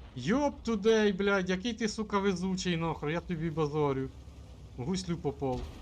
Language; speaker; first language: Ukrainian; native; Ukrainian